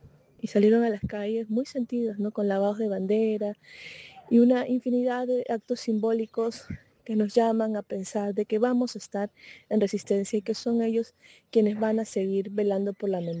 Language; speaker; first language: Spanish; native; Spanish